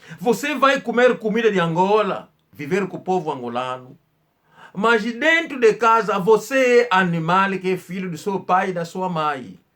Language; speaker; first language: Portuguese; non-native, local second language; Kongo